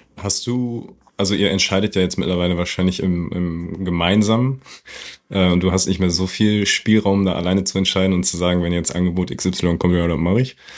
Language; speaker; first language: German; native; German